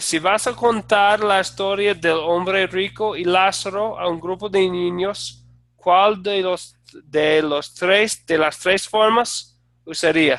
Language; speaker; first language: Spanish; non-native, fluent; English